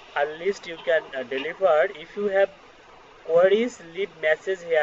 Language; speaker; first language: English; non-native, local second language; Bangla